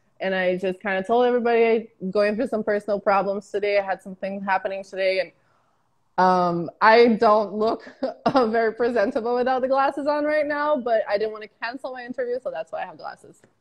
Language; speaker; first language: English; non-native, fluent; Portuguese